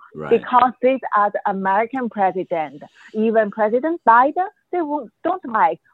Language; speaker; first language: English; non-native, fluent; Chinese